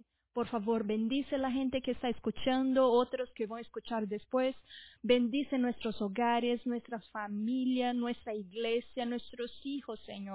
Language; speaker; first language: Spanish; non-native, fluent; Portuguese